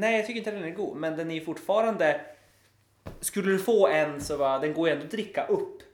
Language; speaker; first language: Swedish; native; Swedish